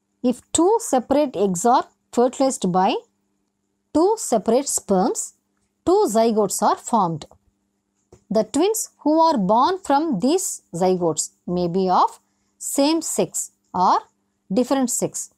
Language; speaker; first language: English; non-native, local second language; Tamil